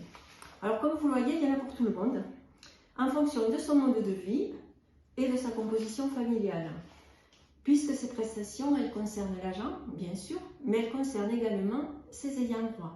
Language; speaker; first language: French; native; French